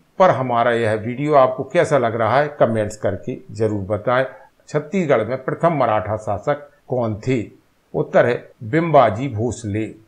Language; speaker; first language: Hindi; native; Hindi